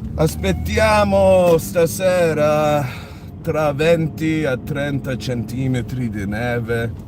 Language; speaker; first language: Italian; early bilingual, other home language; English